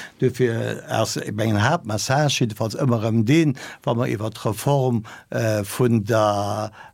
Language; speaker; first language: Luxembourgish; native; Luxembourgish